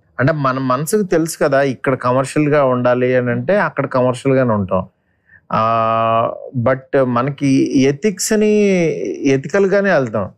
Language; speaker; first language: Telugu; native; Telugu